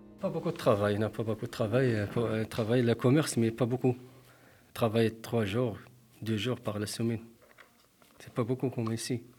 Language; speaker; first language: French; non-native, learner; Arabic